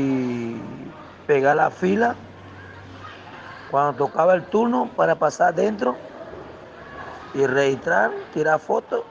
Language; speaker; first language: Spanish; non-native, local second language; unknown